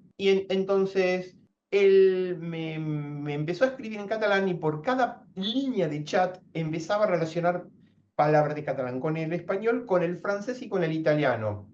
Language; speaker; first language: Spanish; native; Spanish